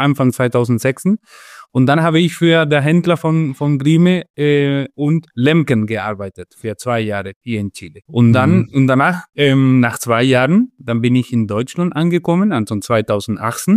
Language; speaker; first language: German; non-native, fluent; Spanish